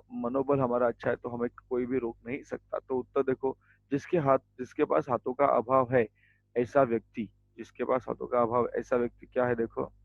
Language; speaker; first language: Hindi; non-native, local second language; Marathi